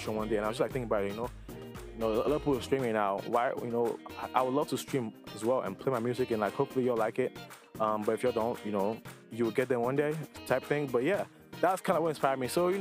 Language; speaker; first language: English; non-native, local second language; Igbo